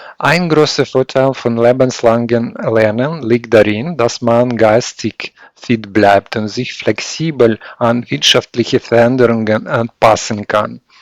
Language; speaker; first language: German; non-native, learner; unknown